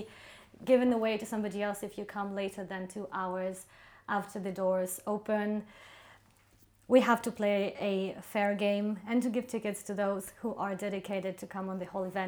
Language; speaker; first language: English; non-native, fluent; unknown